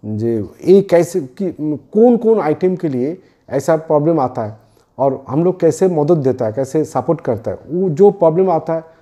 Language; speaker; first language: Hindi; non-native, local second language; Bangla